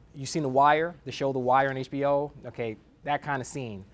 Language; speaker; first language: English; native; English